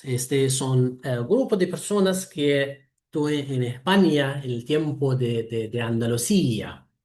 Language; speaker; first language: Spanish; non-native, fluent; Arabic